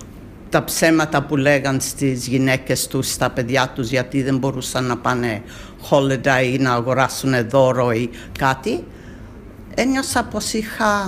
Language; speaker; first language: Greek; early bilingual, heritage; Greek